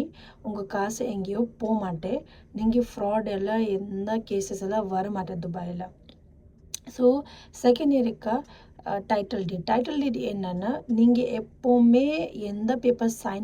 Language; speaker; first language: Tamil; non-native, learner; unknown